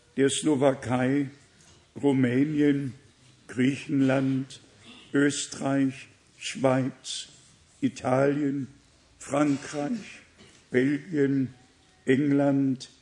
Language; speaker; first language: German; native; German